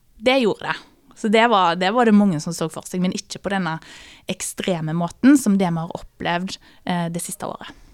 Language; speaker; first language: Norwegian; native; Norwegian